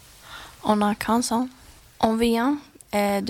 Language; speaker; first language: French; non-native, learner; Swedish